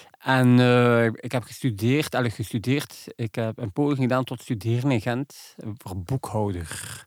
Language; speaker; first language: Dutch; non-native, local second language; French